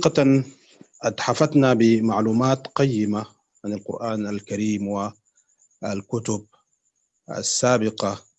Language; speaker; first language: Arabic; native; Arabic